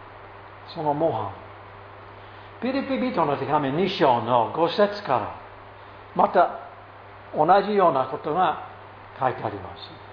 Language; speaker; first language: Japanese; non-native, fluent; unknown